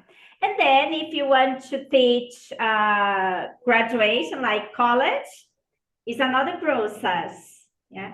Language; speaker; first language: English; non-native, fluent; Portuguese